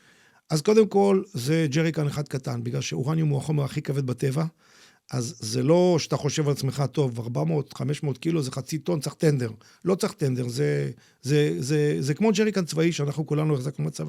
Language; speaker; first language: Hebrew; native; Hebrew